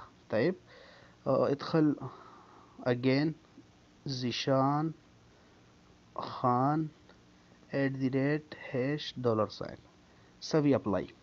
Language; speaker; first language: Arabic; non-native, learner; Urdu